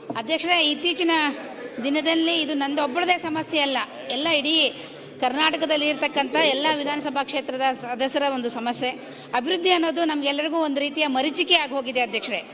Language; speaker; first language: Kannada; native; Kannada